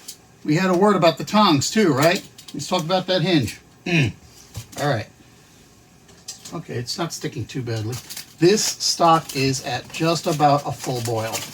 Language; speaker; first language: English; native; English